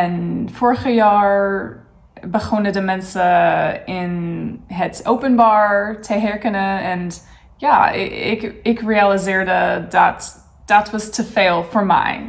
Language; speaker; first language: Dutch; non-native, learner; English